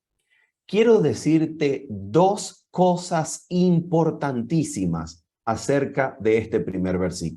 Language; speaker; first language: Spanish; native; Spanish